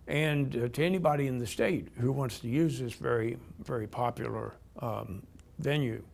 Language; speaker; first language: English; native; English